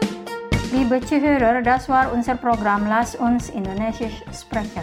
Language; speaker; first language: German; non-native, fluent; Indonesian